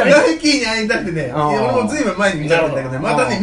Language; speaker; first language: Japanese; native; Japanese